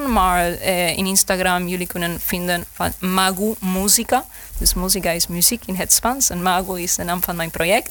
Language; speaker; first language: Dutch; non-native, learner; Spanish